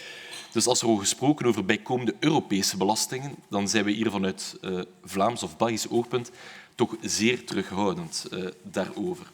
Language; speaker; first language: Dutch; native; Dutch